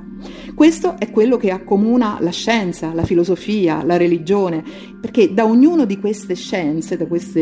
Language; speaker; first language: Italian; native; Italian